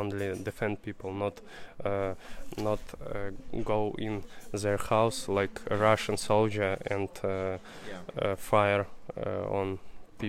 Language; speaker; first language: English; non-native, learner; Russian